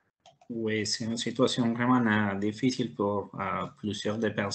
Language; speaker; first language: French; non-native, learner; Spanish